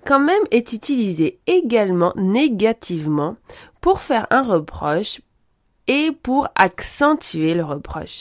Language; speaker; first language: French; native; French